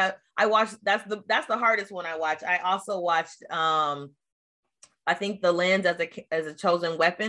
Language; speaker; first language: English; native; English